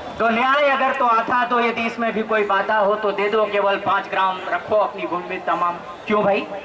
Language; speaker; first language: Hindi; non-native, local second language; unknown